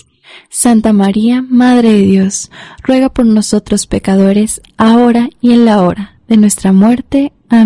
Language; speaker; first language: Spanish; native; Spanish